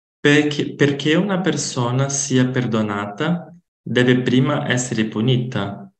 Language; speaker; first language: Italian; non-native, learner; Portuguese